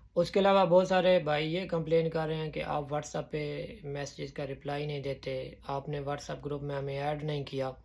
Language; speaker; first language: Urdu; non-native, local second language; Punjabi